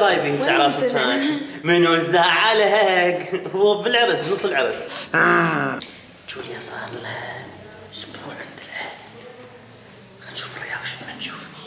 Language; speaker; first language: Arabic; native; Arabic